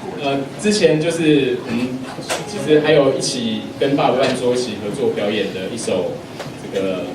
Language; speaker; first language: Chinese; native; Chinese